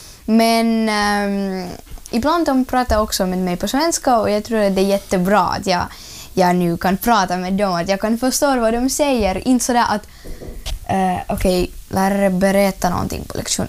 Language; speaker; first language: Swedish; early bilingual, other home language; Russian